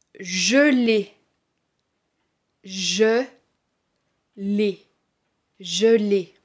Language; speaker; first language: French; native; French